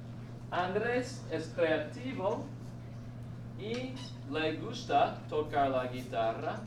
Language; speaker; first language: Spanish; non-native, fluent; English